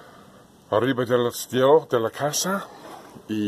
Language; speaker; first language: Spanish; non-native, learner; English